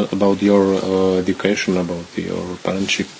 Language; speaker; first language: English; non-native, learner; Slovak